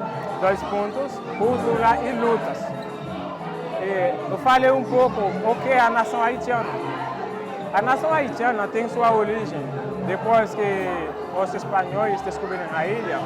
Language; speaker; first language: Portuguese; non-native, fluent; Haitian Creole